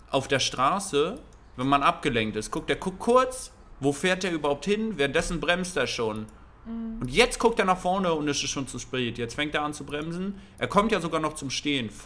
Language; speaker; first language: German; native; German